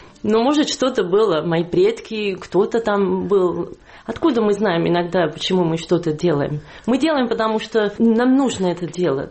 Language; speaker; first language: Russian; non-native, fluent; Catalan